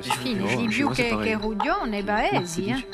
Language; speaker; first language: French; non-native, local second language; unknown